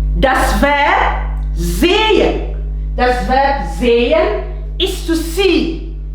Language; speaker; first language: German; non-native, fluent; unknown